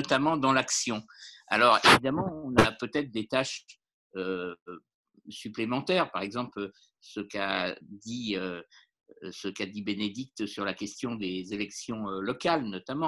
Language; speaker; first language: French; native; French